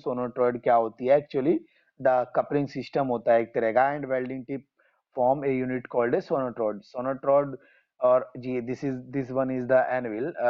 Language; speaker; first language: English; non-native, local second language; Hindi